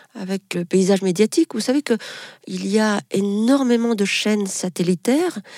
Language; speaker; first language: French; non-native, local second language; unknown